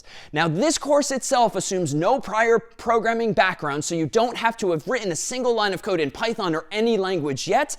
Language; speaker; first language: English; native; English